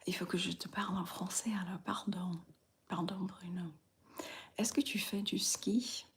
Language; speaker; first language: French; non-native, fluent; English